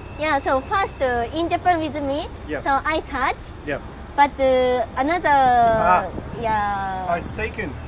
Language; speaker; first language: English; non-native, learner; Japanese